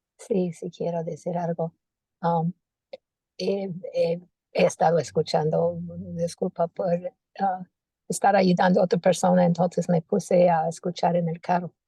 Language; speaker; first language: Spanish; non-native, fluent; English